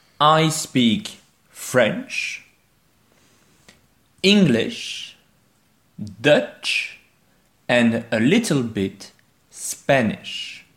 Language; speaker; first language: English; non-native, fluent; French